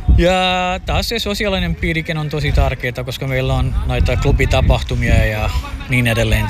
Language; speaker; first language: Finnish; non-native, fluent; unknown